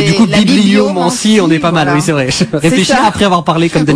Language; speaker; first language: French; native; French